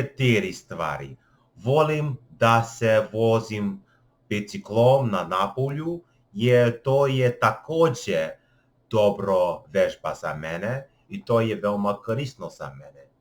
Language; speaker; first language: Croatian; non-native, learner; English